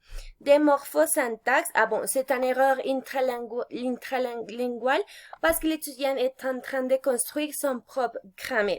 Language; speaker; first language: French; non-native, fluent; Spanish